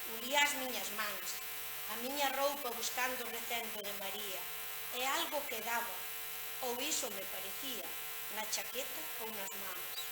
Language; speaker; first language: Galician; native; Galician